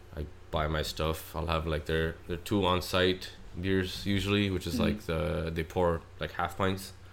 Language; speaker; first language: English; native; English